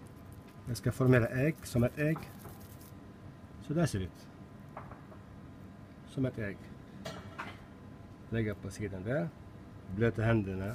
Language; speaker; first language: Swedish; non-native, learner; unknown